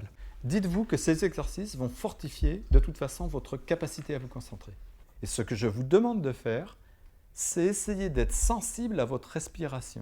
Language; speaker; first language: French; native; French